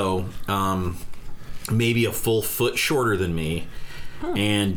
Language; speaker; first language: English; native; English